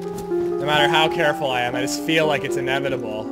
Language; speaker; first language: English; native; English